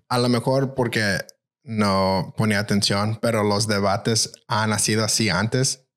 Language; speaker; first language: Spanish; early bilingual, heritage; Spanish